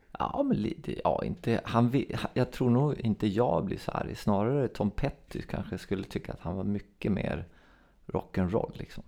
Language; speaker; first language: Swedish; native; Swedish